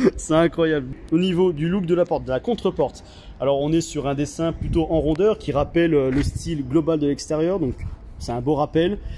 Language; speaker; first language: French; native; French